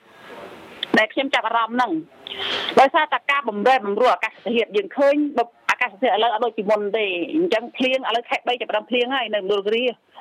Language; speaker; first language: Khmer; non-native, local second language; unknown